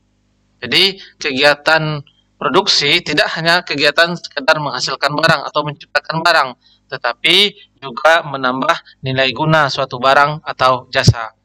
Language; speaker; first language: Indonesian; native; Indonesian